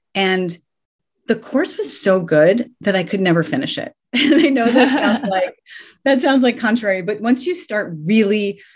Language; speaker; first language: English; early bilingual, other home language; Persian